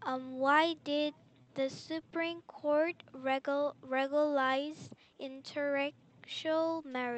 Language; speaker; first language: English; non-native, learner; Korean